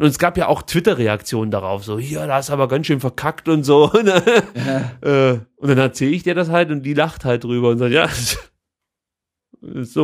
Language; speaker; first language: German; native; German